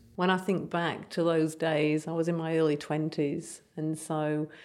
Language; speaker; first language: English; native; English